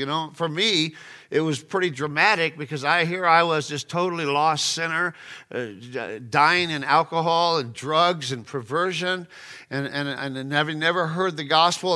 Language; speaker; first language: English; native; English